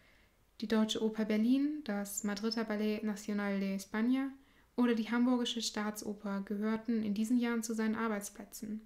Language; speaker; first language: German; native; German